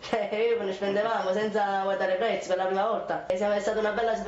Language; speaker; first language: Italian; native; Italian